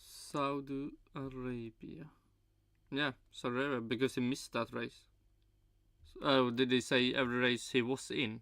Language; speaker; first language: English; non-native, fluent; Swedish